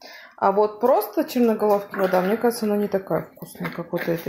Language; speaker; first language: Russian; native; Russian